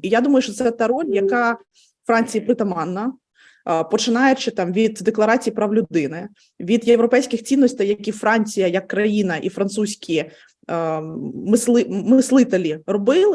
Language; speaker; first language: Ukrainian; native; Ukrainian